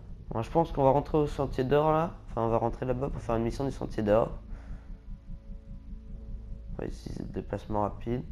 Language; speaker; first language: French; native; French